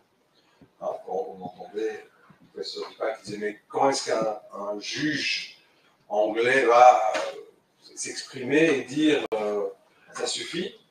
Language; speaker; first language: French; native; French